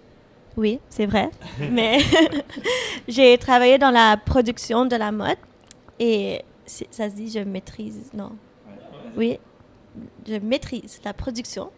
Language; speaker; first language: French; non-native, fluent; English